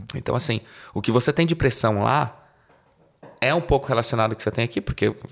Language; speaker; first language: Portuguese; non-native, local second language; Spanish